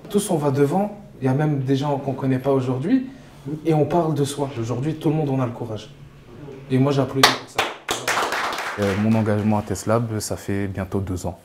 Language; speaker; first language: French; native; French